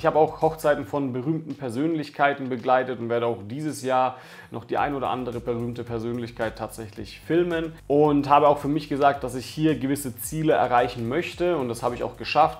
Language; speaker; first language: German; native; German